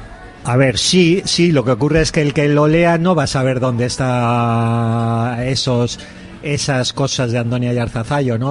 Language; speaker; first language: Spanish; native; Spanish